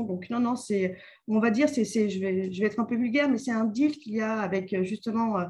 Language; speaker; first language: French; native; French